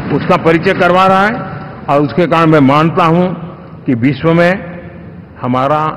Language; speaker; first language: Hindi; non-native, local second language; Gujarati